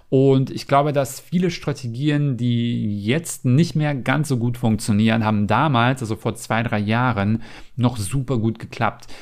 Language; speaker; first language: German; non-native, fluent; Macedonian